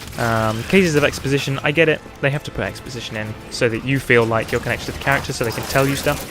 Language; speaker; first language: English; native; English